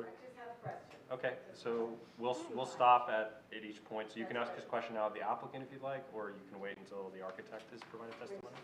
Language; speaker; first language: English; native; English